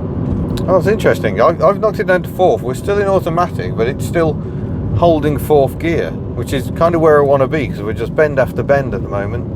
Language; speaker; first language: English; native; English